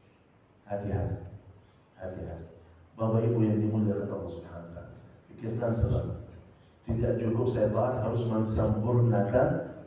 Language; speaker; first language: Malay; non-native, fluent; Arabic